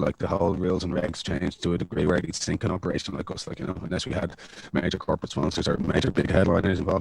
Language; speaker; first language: English; native; English